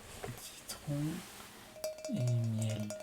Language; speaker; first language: French; non-native, fluent; Spanish